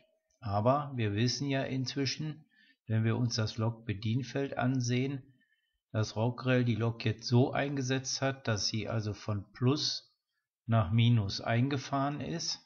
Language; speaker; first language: German; native; German